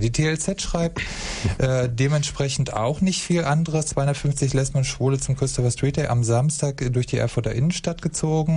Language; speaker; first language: German; native; German